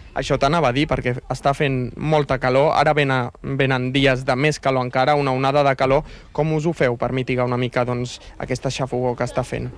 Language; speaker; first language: Catalan; native; Catalan